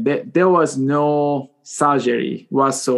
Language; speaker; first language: English; non-native, fluent; Japanese